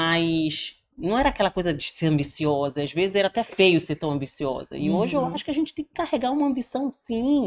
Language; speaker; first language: Portuguese; native; Portuguese